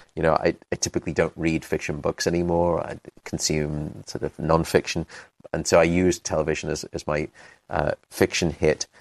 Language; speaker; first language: English; native; English